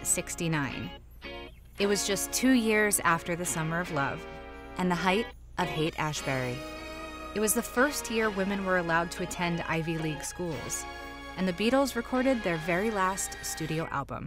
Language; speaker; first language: English; native; English